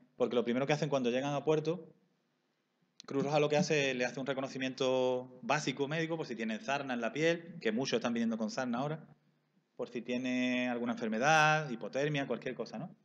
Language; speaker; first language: Spanish; native; Spanish